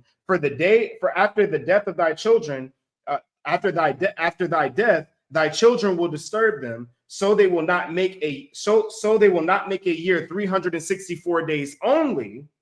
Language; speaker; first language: English; native; English